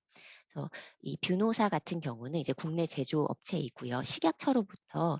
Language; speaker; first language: Korean; native; Korean